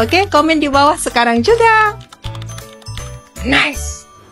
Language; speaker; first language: Malay; native; Malay